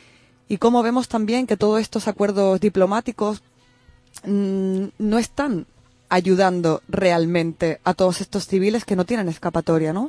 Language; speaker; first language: Spanish; native; Spanish